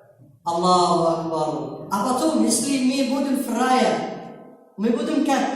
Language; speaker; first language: Russian; non-native, learner; Arabic